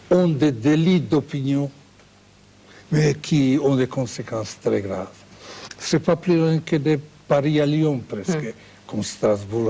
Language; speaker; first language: French; non-native, fluent; Czech